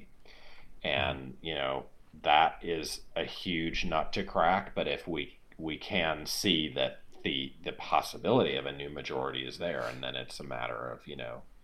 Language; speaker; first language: English; native; English